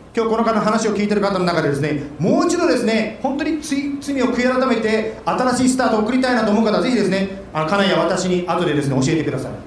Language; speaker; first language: Japanese; native; Japanese